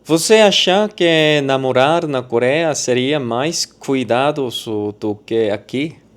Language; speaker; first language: Portuguese; non-native, learner; Korean